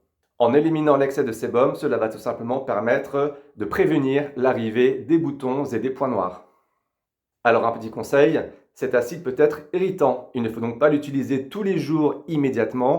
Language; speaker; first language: French; native; French